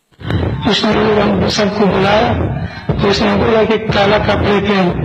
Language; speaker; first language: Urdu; non-native, local second language; Pashto